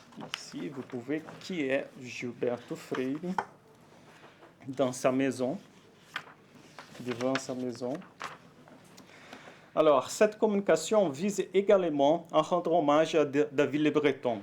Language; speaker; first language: French; non-native, fluent; Portuguese